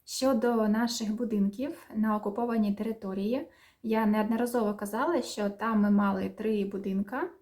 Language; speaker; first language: Ukrainian; native; Ukrainian